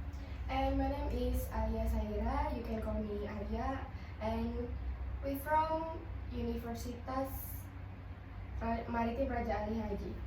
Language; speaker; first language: English; non-native, learner; Indonesian